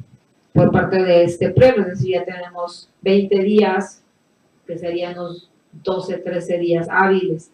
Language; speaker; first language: Spanish; native; Spanish